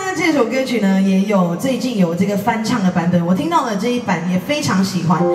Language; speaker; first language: Chinese; non-native, local second language; Cantonese